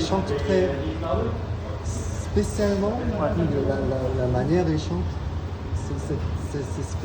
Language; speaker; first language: French; non-native, fluent; Korean